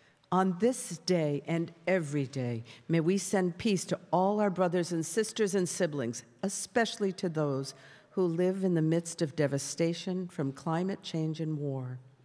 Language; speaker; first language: English; native; English